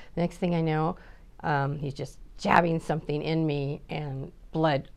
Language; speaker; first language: English; native; English